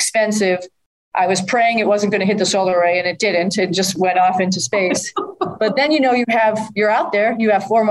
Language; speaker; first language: English; native; English